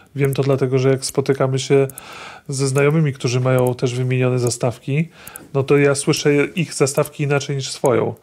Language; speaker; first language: Polish; native; Polish